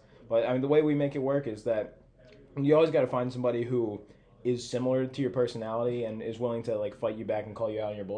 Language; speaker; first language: English; native; English